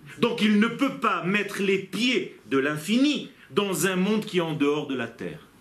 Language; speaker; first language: French; non-native, fluent; Hebrew